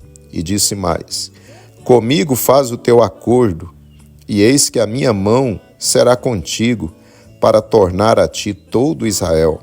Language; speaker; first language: Portuguese; native; Portuguese